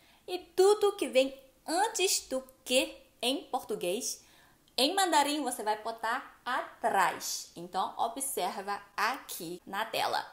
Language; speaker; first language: Portuguese; non-native, fluent; Chinese